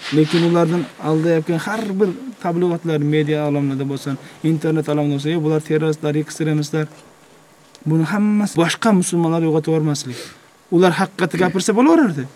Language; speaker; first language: Uzbek; native; Uzbek